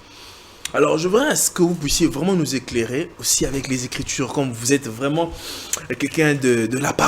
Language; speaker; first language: French; non-native, local second language; Lingala